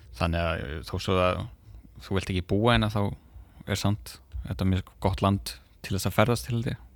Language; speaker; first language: Icelandic; native; Icelandic